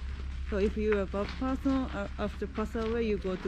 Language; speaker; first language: English; non-native, learner; Japanese